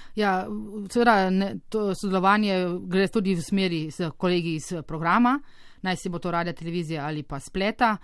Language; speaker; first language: Slovenian; native; Slovenian